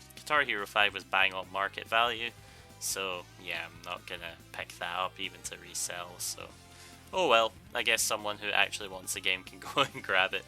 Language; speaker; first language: English; native; English